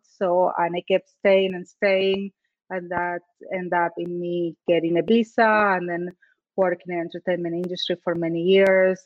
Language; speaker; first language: English; non-native, fluent; Spanish